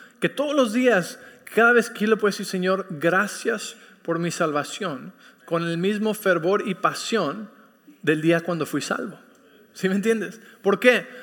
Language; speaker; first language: Spanish; early bilingual, heritage; Spanish